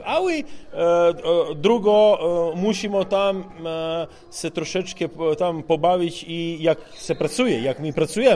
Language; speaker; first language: Polish; non-native, learner; Serbian